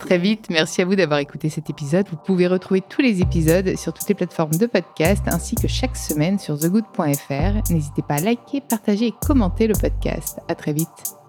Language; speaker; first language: French; native; French